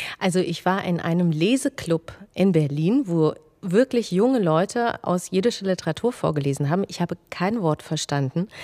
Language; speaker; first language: German; non-native, fluent; Russian